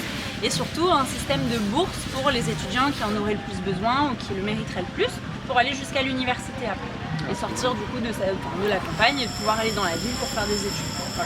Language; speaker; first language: French; native; French